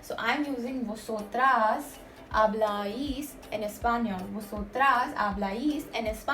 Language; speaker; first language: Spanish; non-native, fluent; Hindi